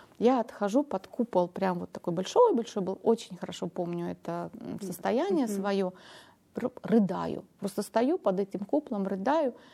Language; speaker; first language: Russian; non-native, local second language; Armenian